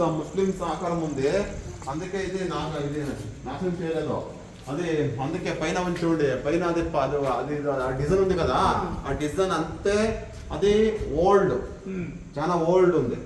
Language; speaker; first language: Telugu; non-native, local second language; Kannada